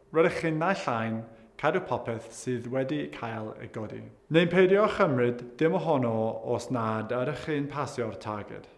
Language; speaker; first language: Welsh; non-native, local second language; English